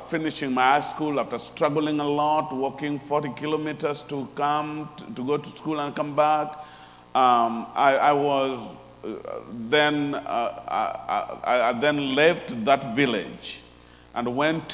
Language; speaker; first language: English; non-native, local second language; Luo (Kenya and Tanzania)